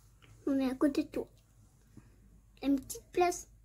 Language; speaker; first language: French; native; French